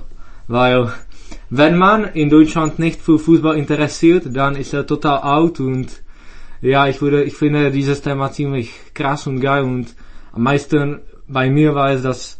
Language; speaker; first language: German; non-native, fluent; Czech